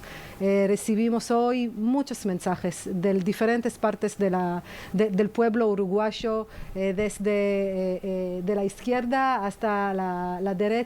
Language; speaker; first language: Spanish; non-native, fluent; Hebrew